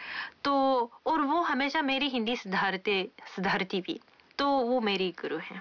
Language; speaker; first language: Hindi; non-native, fluent; Japanese